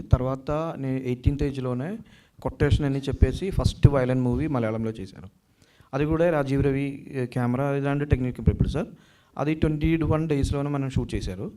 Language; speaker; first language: Telugu; non-native, local second language; Malayalam